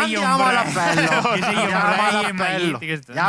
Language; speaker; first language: Italian; native; Italian